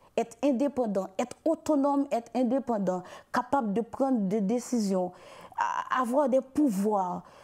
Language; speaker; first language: French; non-native, local second language; Haitian Creole